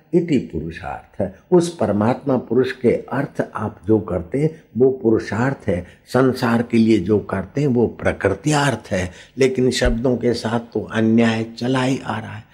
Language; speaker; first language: Hindi; non-native, local second language; Sindhi